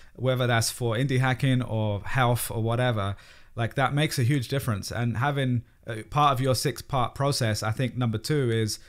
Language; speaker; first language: English; native; English